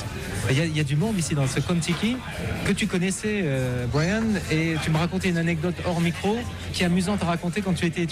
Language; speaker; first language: French; native; French